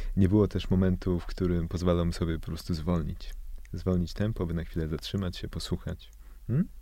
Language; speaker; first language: Polish; native; Polish